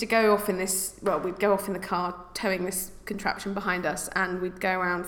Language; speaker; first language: English; native; English